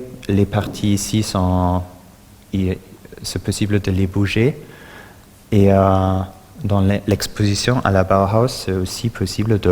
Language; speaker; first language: French; non-native, fluent; German